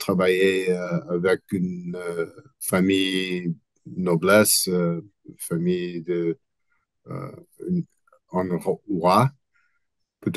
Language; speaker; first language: French; non-native, learner; English